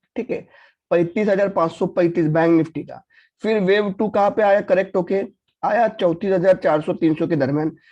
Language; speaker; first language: Hindi; non-native, local second language; Marathi